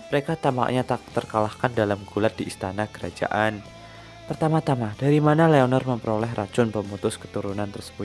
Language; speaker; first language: Indonesian; native; Indonesian